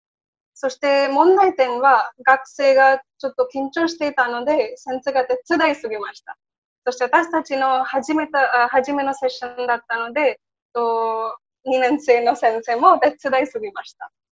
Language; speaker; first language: Japanese; non-native, learner; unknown